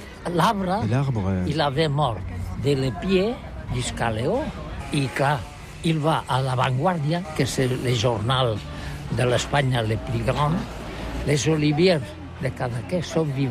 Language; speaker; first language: French; non-native, learner; Catalan